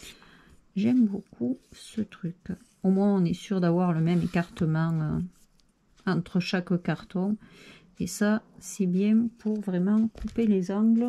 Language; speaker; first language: French; native; French